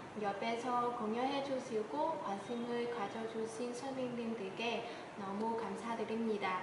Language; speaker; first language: Korean; non-native, learner; Vietnamese